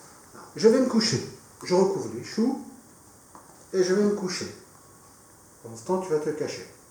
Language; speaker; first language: French; native; French